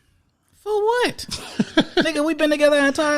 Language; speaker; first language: English; native; English